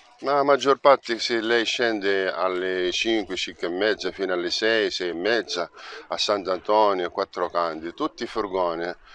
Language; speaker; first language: Italian; non-native, fluent; Arabic